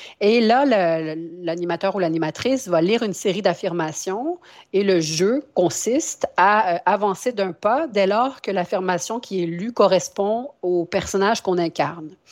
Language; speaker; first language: French; native; French